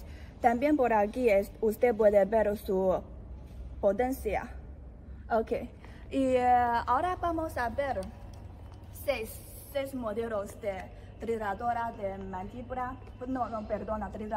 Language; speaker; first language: Spanish; non-native, learner; Chinese